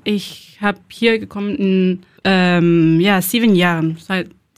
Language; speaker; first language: German; non-native, learner; Spanish